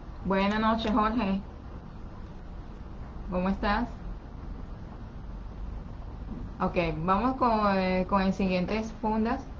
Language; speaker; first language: Spanish; non-native, fluent; Chinese